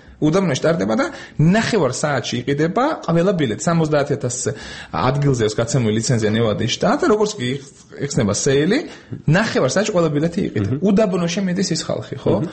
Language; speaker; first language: Georgian; native; Georgian